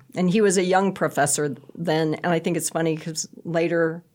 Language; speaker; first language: English; native; English